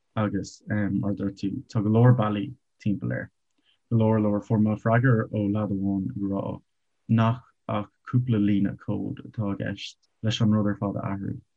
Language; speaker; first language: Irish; non-native, local second language; English